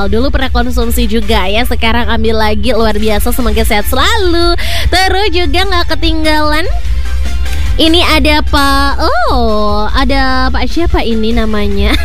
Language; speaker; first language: Indonesian; native; Indonesian